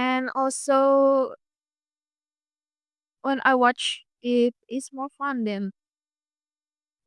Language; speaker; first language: English; non-native, fluent; Indonesian